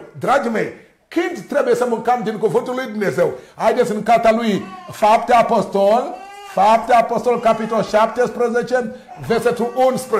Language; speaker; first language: Romanian; non-native, learner; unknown